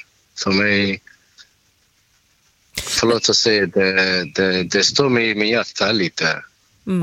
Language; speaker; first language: Swedish; non-native, learner; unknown